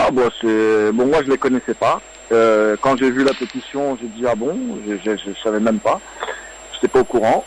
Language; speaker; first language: French; early bilingual, other home language; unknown